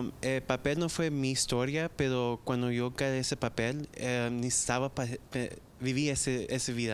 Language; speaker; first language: Spanish; early bilingual, other home language; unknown